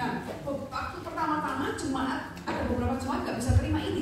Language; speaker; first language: Indonesian; native; Indonesian